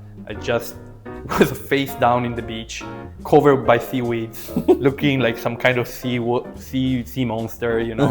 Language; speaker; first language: English; early bilingual, other home language; Italian